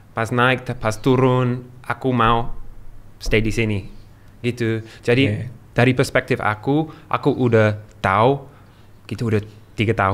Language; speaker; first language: Indonesian; non-native, learner; English